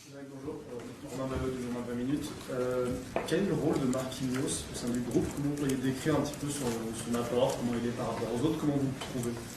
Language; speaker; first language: French; native; French